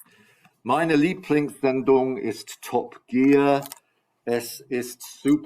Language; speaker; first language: German; non-native, fluent; English